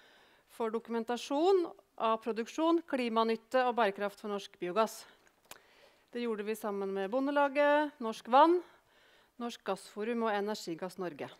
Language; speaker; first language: Norwegian; native; Norwegian